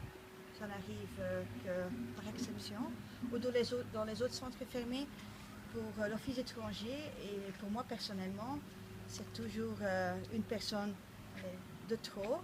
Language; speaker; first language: French; non-native, local second language; Dutch